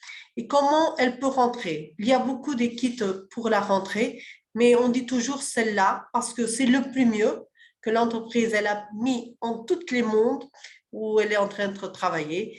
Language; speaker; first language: French; early bilingual, other home language; Portuguese